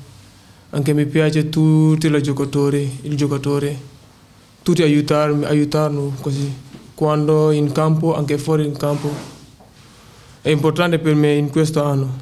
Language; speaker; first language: Italian; non-native, learner; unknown